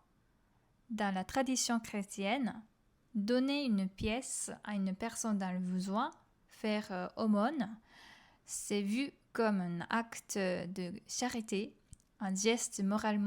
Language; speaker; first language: French; non-native, fluent; Japanese